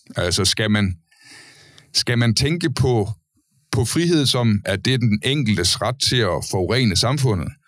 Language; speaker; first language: Danish; native; Danish